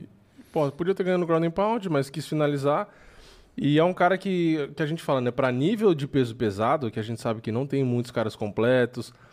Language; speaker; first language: Portuguese; native; Portuguese